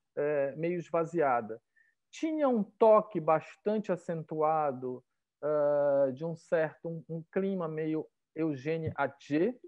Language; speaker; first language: Portuguese; native; Portuguese